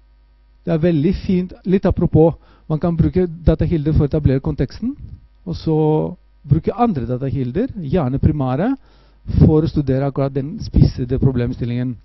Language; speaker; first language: Norwegian; non-native, fluent; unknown